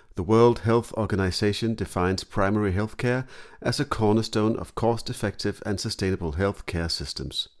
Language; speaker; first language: English; non-native, fluent; Danish